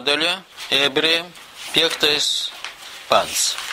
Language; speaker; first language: Latvian; non-native, local second language; Russian